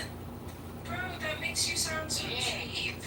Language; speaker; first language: English; native; English